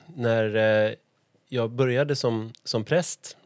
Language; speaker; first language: Swedish; native; Swedish